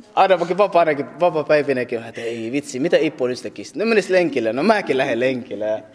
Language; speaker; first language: Finnish; non-native, fluent; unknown